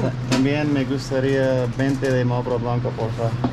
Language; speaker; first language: Spanish; non-native, learner; English